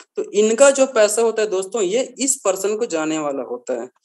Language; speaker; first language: Hindi; native; Hindi